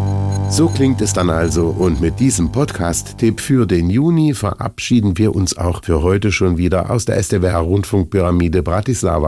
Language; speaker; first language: German; native; German